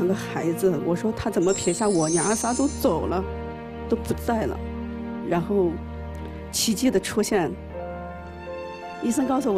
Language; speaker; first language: Chinese; native; Chinese